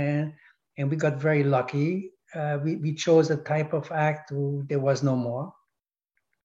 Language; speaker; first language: English; non-native, fluent; German